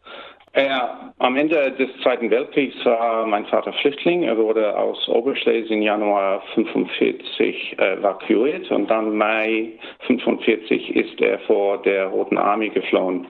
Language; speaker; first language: German; early bilingual, heritage; German